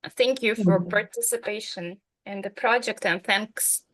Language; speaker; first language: English; non-native, fluent; Ukrainian